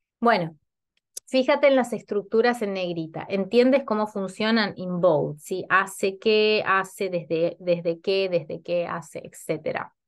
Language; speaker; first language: Spanish; native; Spanish